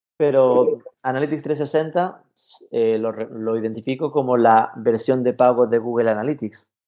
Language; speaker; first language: Spanish; native; Spanish